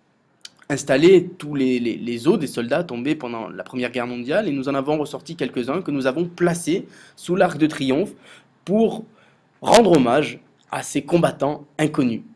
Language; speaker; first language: French; native; French